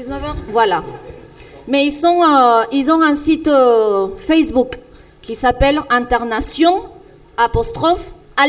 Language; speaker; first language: French; non-native, fluent; Spanish